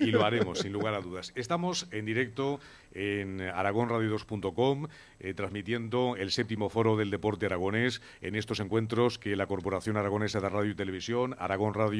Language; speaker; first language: Spanish; native; Spanish